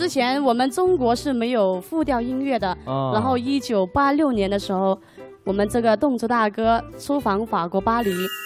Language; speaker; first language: Chinese; non-native, local second language; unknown